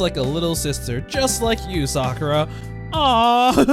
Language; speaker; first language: English; native; English